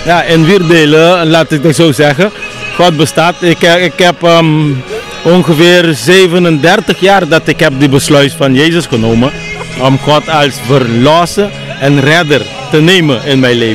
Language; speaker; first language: Dutch; non-native, local second language; Papiamento